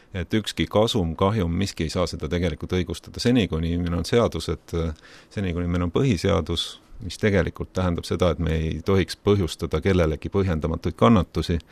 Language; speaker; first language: Estonian; native; Estonian